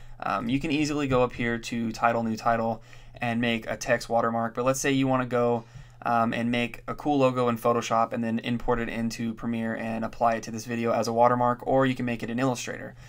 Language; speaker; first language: English; native; English